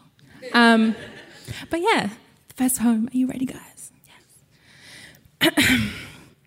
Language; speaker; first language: English; non-native, local second language; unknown